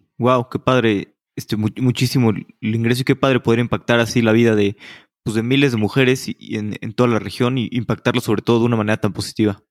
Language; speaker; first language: Spanish; native; Spanish